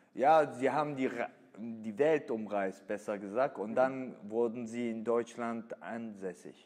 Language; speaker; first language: German; early bilingual, other home language; Italian